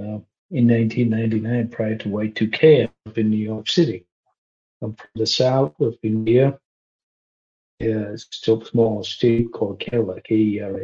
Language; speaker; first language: English; non-native, local second language; Malayalam